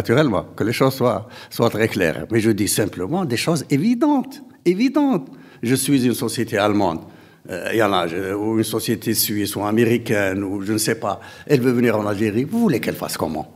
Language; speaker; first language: French; non-native, local second language; Arabic